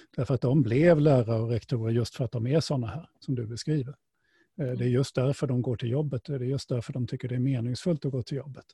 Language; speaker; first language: Swedish; native; Swedish